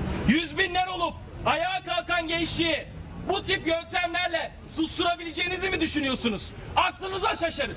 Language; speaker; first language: Turkish; native; Turkish